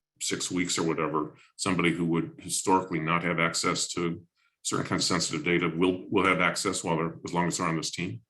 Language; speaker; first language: English; native; English